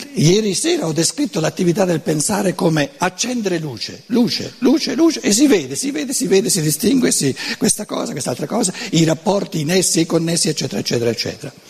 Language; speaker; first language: Italian; non-native, local second language; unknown